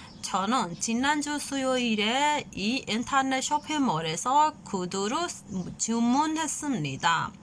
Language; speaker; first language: Korean; non-native, fluent; Burmese